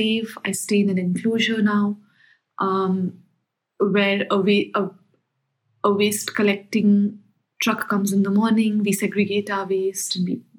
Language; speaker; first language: English; non-native, local second language; Hindi